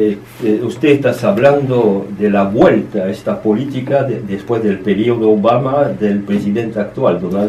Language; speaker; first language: Spanish; non-native, fluent; French